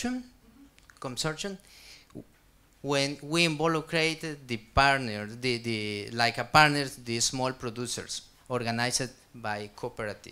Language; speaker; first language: English; non-native, learner; Spanish